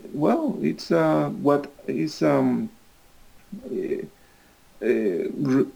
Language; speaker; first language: English; non-native, fluent; Spanish